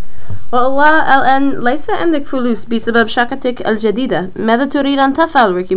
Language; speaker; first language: Arabic; non-native, learner; English